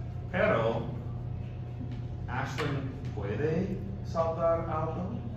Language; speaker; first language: Spanish; non-native, fluent; English